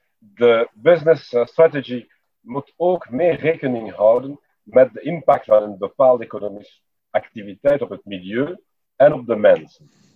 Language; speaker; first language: Dutch; non-native, local second language; French